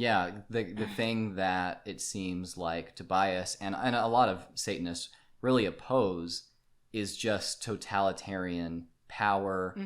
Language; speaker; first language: English; native; English